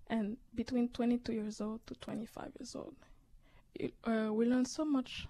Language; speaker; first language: English; native; English